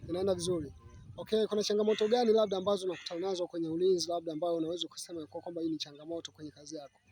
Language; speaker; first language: Swahili; native; Swahili